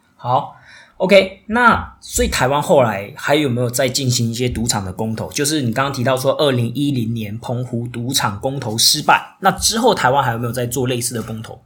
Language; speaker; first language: Chinese; native; Chinese